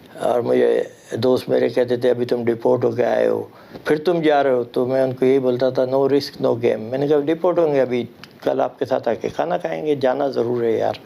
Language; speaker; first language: Urdu; native; Urdu